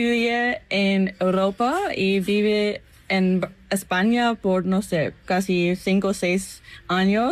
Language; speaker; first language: Spanish; non-native, learner; English